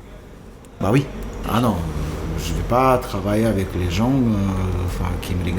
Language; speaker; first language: French; non-native, fluent; Russian